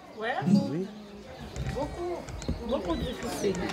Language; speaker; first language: French; non-native, learner; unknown